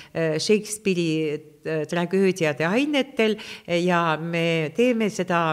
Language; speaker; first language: Estonian; non-native, local second language; Russian